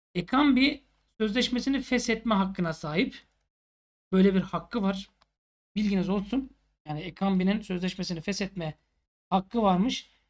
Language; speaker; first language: Turkish; native; Turkish